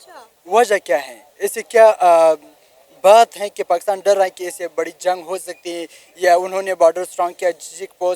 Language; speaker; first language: Hindi; non-native, local second language; Pashto